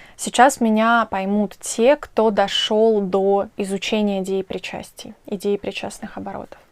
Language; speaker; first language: Russian; native; Russian